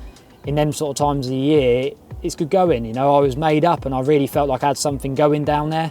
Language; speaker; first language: English; native; English